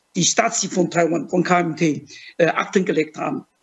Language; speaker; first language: German; non-native, fluent; Chinese